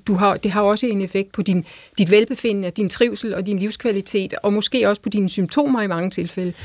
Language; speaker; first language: Danish; native; Danish